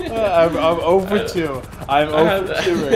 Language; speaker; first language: English; native; English